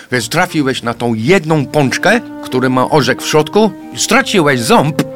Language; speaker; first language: Polish; non-native, fluent; English